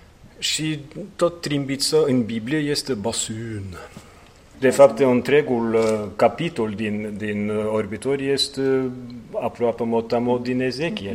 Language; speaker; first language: Romanian; non-native, fluent; Norwegian